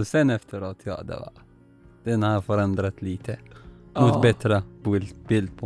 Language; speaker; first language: Swedish; non-native, learner; Arabic